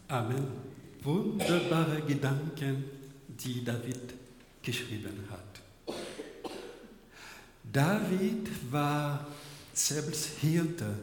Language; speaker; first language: German; non-native, fluent; French